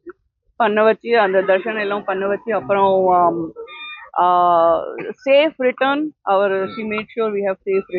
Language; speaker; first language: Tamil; non-native, local second language; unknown